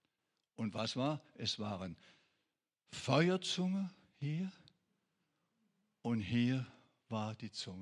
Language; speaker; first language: German; non-native, fluent; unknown